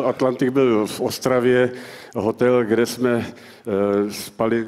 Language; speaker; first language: Czech; native; Czech